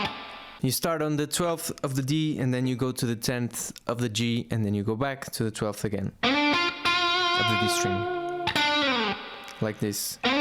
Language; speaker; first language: English; non-native, fluent; Portuguese